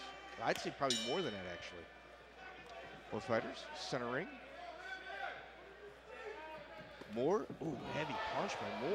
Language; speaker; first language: English; native; English